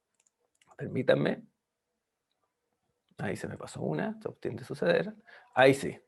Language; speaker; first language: Spanish; native; Spanish